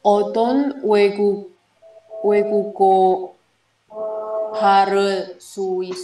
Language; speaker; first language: Korean; non-native, learner; Indonesian